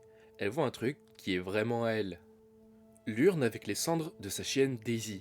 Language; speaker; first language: French; native; French